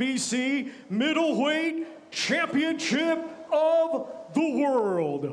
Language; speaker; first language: English; native; English